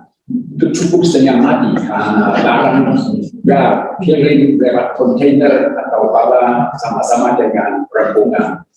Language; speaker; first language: Indonesian; non-native, learner; German